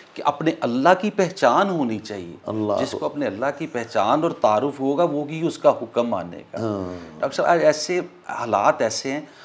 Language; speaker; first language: Urdu; non-native, local second language; Punjabi